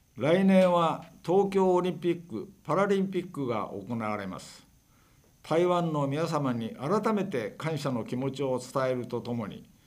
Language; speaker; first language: Japanese; native; Japanese